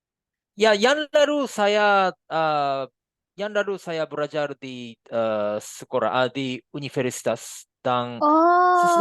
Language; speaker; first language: Indonesian; non-native, fluent; Japanese